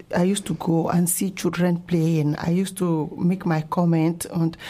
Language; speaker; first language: English; non-native, local second language; Ewe